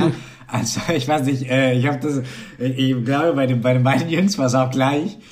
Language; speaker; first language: German; non-native, fluent; Spanish